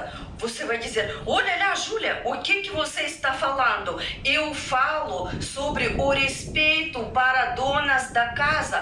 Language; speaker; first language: Portuguese; non-native, fluent; Russian